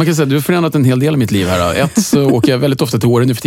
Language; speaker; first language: Swedish; native; Swedish